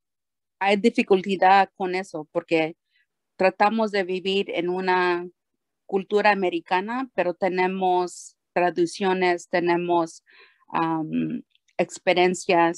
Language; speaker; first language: Spanish; early bilingual, heritage; Spanish